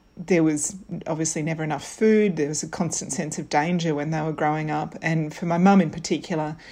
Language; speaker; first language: English; native; English